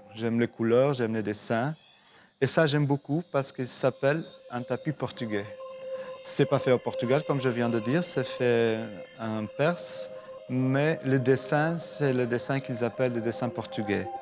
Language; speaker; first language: French; non-native, fluent; Portuguese